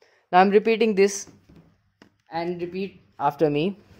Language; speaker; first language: English; non-native, local second language; Hindi